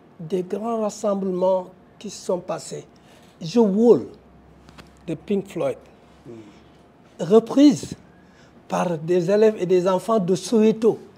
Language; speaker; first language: French; non-native, local second language; Wolof